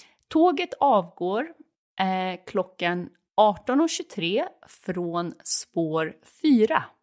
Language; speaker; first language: Swedish; native; Swedish